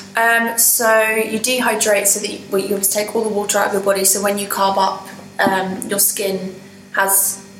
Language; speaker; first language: English; native; English